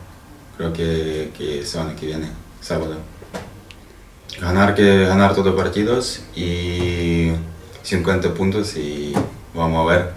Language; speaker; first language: Spanish; non-native, learner; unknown